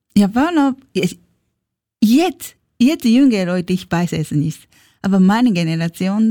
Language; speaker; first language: German; non-native, learner; Japanese